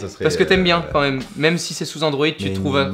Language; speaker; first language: French; native; French